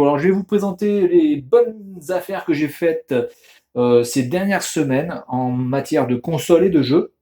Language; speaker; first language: French; native; French